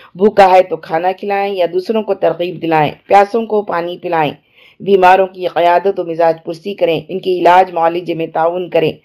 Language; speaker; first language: Urdu; native; Urdu